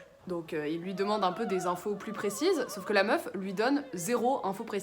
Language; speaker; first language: French; native; French